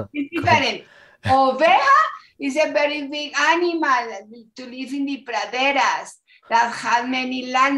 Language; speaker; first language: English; non-native, learner; Spanish